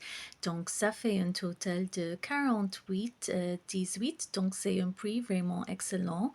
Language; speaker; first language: French; non-native, fluent; English